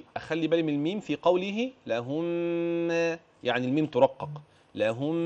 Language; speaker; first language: Arabic; native; Arabic